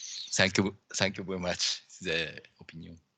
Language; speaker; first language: English; non-native, learner; Japanese